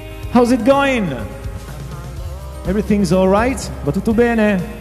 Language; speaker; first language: English; non-native, fluent; Italian